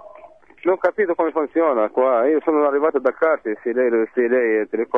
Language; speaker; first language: Italian; non-native, fluent; Arabic